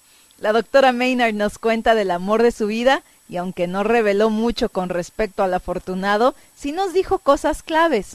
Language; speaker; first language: Spanish; native; Spanish